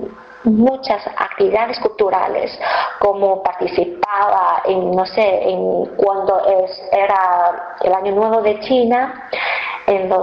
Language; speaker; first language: Spanish; non-native, fluent; Chinese